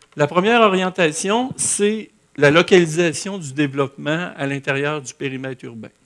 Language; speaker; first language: French; native; French